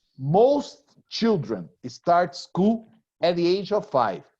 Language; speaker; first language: English; non-native, fluent; Portuguese